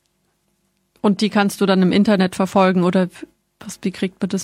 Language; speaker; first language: German; native; German